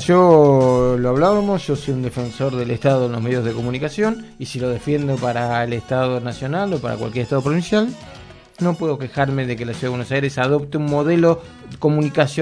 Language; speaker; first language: Spanish; native; Spanish